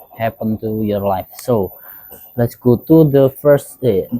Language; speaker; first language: English; non-native, learner; Indonesian